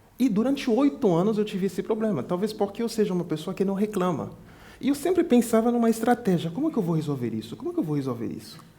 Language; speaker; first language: Portuguese; non-native, fluent; French